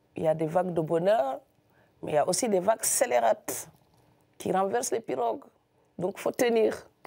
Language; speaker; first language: French; non-native, local second language; Serer